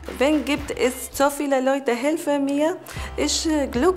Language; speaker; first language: German; non-native, learner; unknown